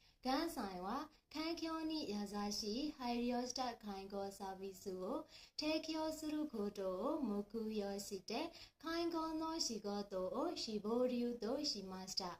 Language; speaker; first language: Japanese; non-native, learner; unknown